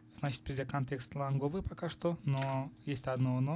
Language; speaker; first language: Russian; non-native, local second language; Kazakh